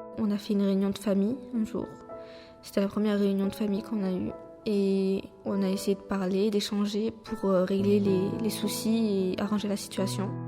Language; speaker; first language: French; native; French